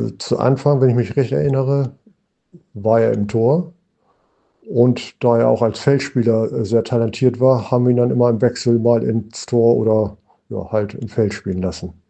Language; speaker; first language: German; native; German